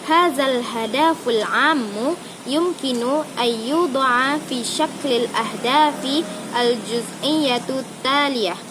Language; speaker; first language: Arabic; non-native, learner; Indonesian